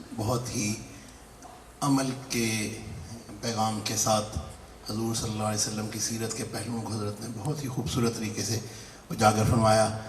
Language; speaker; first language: Urdu; non-native, local second language; Punjabi